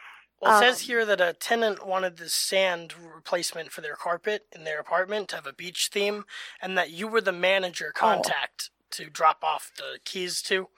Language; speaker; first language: English; native; English